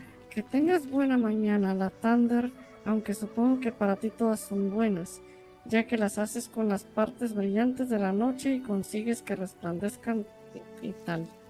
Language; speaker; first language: Spanish; native; Spanish